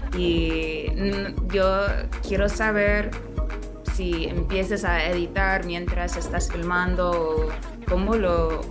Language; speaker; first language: Spanish; non-native, fluent; English